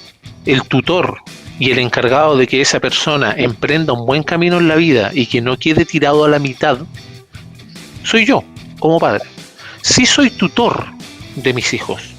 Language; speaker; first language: Spanish; native; Spanish